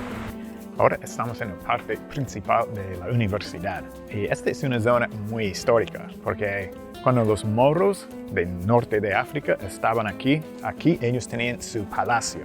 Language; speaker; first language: Spanish; non-native, fluent; English